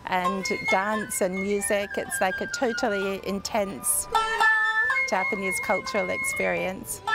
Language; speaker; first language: English; native; English